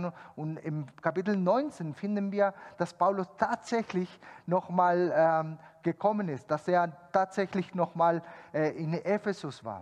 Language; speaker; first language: German; non-native, fluent; Spanish